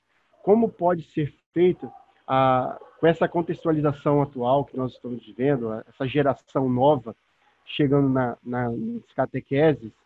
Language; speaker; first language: Portuguese; native; Portuguese